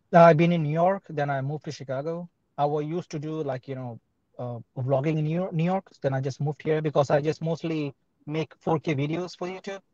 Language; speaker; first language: English; non-native, fluent; Arabic